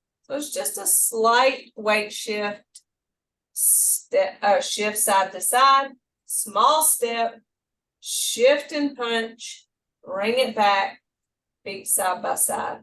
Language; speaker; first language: English; native; English